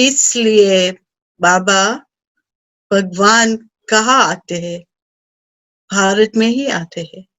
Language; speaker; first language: Hindi; early bilingual, heritage; Hindi